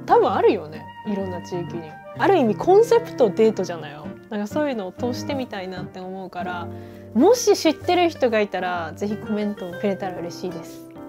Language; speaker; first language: Japanese; native; Japanese